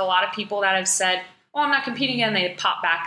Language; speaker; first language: English; native; English